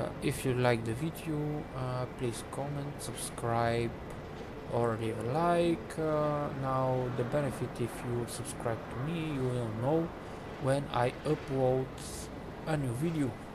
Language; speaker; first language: English; non-native, fluent; Bulgarian